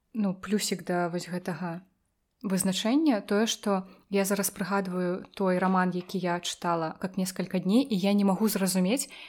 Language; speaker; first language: Belarusian; native; Belarusian